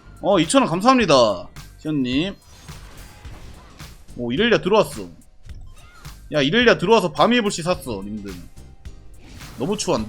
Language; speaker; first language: Korean; native; Korean